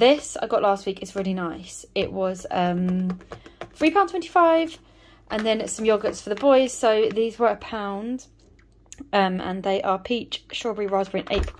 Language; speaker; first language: English; native; English